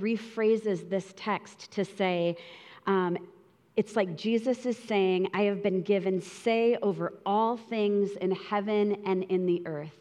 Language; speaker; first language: English; native; English